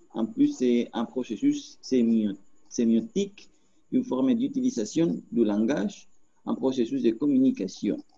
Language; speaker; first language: French; non-native, learner; Spanish